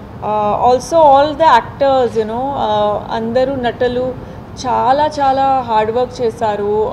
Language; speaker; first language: Telugu; non-native, fluent; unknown